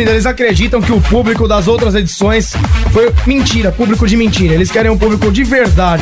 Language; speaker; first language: Portuguese; native; Portuguese